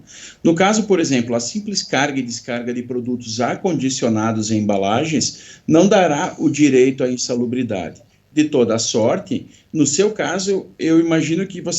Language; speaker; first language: Portuguese; native; Portuguese